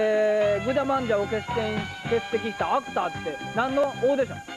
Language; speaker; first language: Japanese; native; Japanese